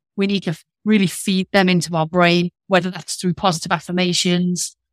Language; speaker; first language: English; native; English